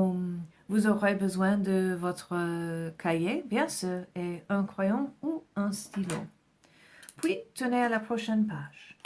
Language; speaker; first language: French; non-native, fluent; English